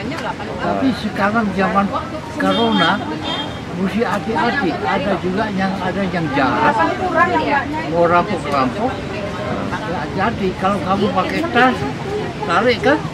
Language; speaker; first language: Indonesian; non-native, learner; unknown